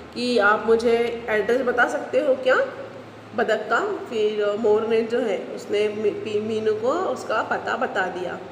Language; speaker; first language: Hindi; non-native, local second language; Marathi